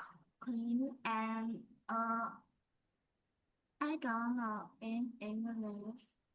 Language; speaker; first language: English; non-native, learner; Vietnamese